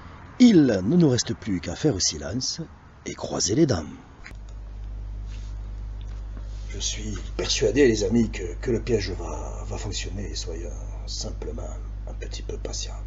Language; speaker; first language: French; native; French